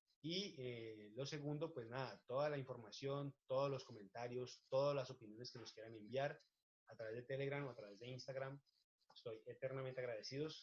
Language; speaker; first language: Spanish; native; Spanish